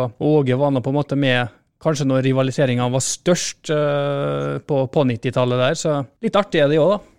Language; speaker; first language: Norwegian; native; Norwegian